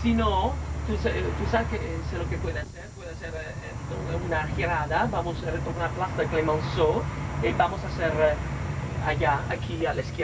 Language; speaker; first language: Spanish; non-native, learner; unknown